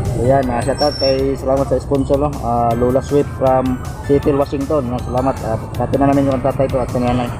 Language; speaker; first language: Filipino; non-native, local second language; Hiligaynon